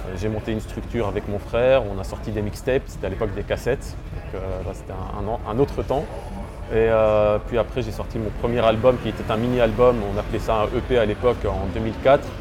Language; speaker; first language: French; early bilingual, other home language; Arabic